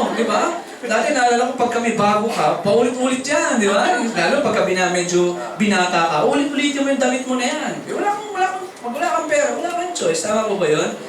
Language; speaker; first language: Filipino; native; Filipino